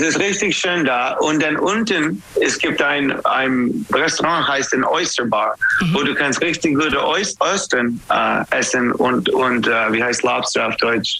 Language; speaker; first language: German; non-native, learner; English